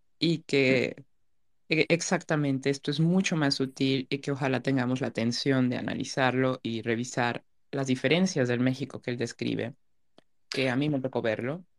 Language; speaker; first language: Spanish; native; Spanish